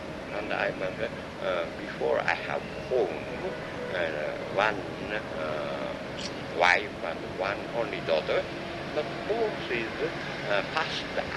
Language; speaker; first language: English; non-native, learner; Japanese